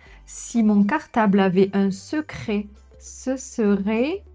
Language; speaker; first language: French; native; French